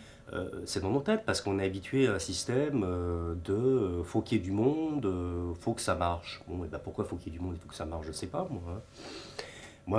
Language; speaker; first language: French; native; French